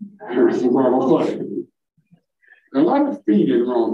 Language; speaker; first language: English; native; English